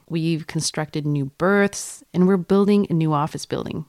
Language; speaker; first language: English; non-native, fluent; Swedish